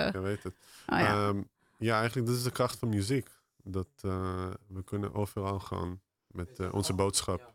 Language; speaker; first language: Dutch; non-native, fluent; Hebrew